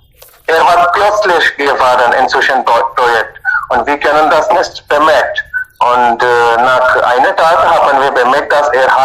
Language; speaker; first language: German; non-native, learner; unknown